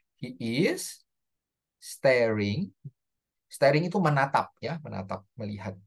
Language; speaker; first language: English; non-native, fluent; Indonesian